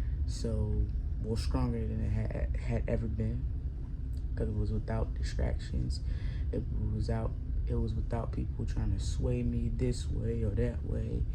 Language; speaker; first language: English; native; English